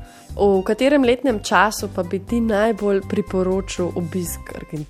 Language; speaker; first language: Slovenian; native; Slovenian